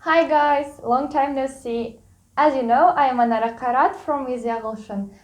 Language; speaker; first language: English; non-native, fluent; Kazakh